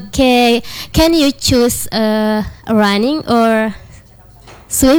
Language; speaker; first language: English; non-native, learner; Indonesian